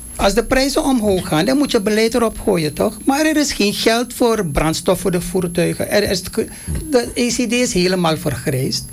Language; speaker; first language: Dutch; native; Dutch